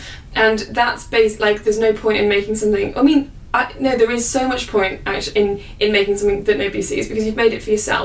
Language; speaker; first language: English; native; English